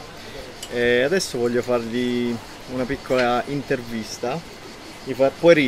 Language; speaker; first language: Italian; native; Italian